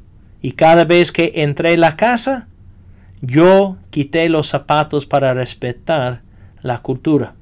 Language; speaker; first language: Spanish; non-native, fluent; English